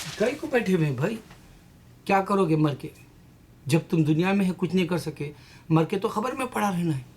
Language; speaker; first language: Urdu; native; Urdu